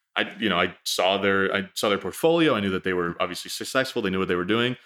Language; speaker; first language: English; native; English